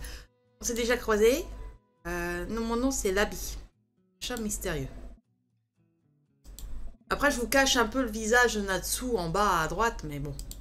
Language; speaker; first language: French; native; French